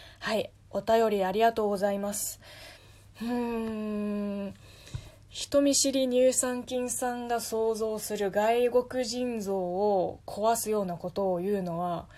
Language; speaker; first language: Japanese; non-native, fluent; Chinese